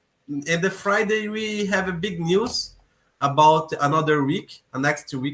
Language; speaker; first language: English; non-native, learner; Portuguese